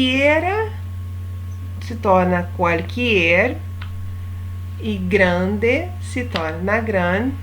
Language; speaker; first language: Spanish; non-native, fluent; Portuguese